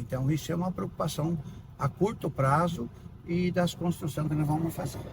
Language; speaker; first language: Portuguese; native; Portuguese